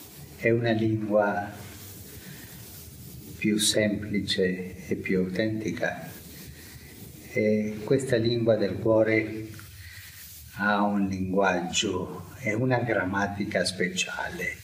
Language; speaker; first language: Italian; early bilingual, heritage; Spanish